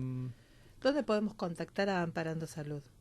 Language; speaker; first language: Spanish; native; Spanish